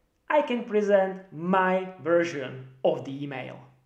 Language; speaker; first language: English; non-native, fluent; Czech